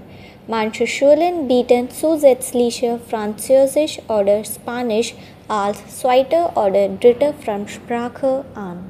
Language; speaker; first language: German; non-native, learner; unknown